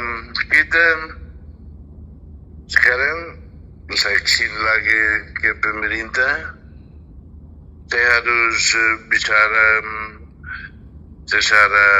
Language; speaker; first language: Indonesian; non-native, fluent; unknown